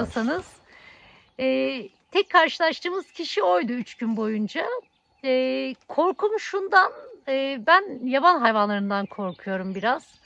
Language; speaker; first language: Turkish; native; Turkish